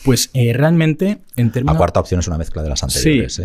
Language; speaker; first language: Spanish; native; Spanish